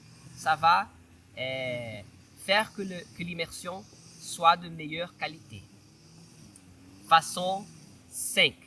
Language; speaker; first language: French; non-native, fluent; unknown